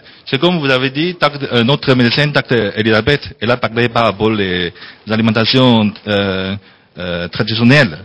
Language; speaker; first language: French; non-native, fluent; Chinese